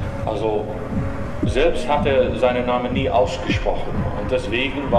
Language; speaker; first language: German; non-native, fluent; English